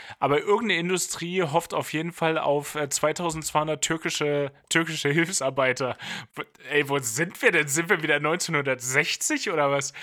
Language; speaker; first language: German; native; German